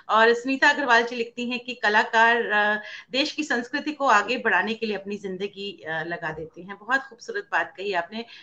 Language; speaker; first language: Hindi; native; Hindi